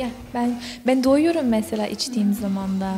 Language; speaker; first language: Turkish; non-native, fluent; English